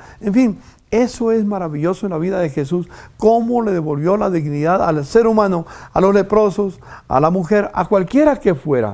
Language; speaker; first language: Spanish; native; Spanish